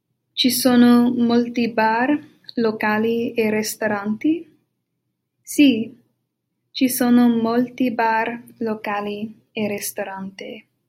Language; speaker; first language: Italian; non-native, learner; English